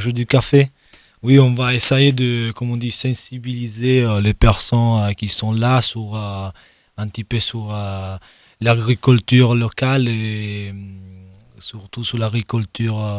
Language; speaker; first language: French; non-native, fluent; Italian